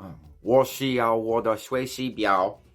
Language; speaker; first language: Chinese; non-native, learner; English